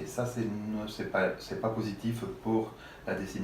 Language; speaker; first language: French; non-native, fluent; Italian